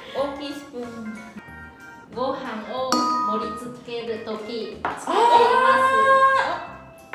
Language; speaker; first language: Japanese; non-native, learner; Vietnamese